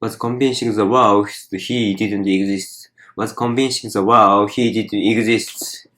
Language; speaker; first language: English; non-native, learner; Japanese